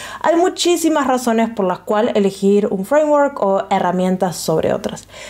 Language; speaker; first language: Spanish; native; Spanish